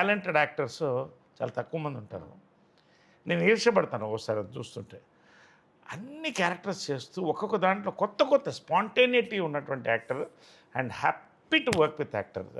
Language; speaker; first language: Telugu; native; Telugu